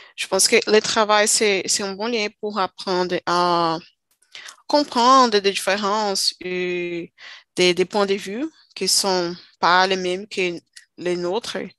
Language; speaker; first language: French; non-native, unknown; Portuguese